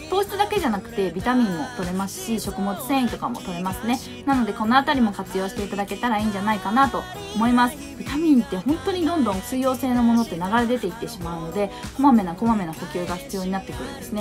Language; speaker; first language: Japanese; native; Japanese